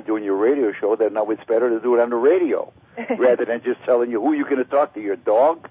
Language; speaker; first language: English; native; English